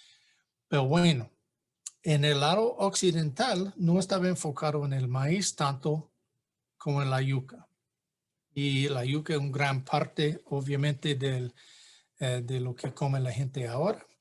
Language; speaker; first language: Spanish; non-native, fluent; English